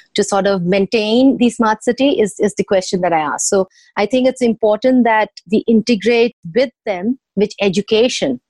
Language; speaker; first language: English; non-native, local second language; Odia